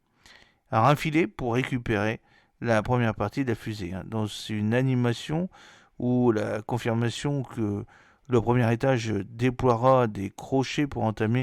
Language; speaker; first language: French; native; French